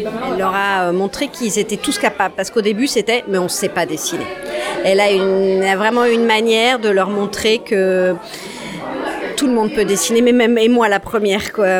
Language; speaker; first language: French; native; French